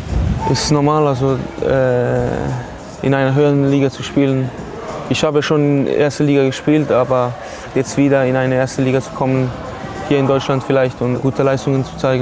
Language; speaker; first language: German; non-native, fluent; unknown